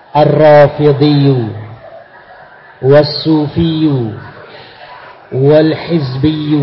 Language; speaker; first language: Arabic; non-native, fluent; Indonesian